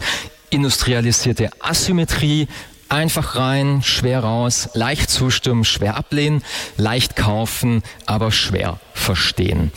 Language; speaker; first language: German; native; German